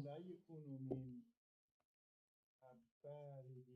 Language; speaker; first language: Arabic; non-native, learner; English